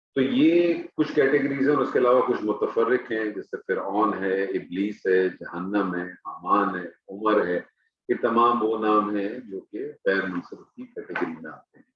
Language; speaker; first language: Urdu; native; Urdu